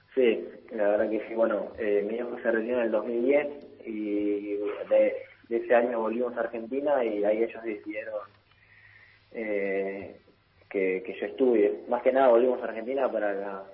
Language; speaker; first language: Spanish; early bilingual, heritage; Italian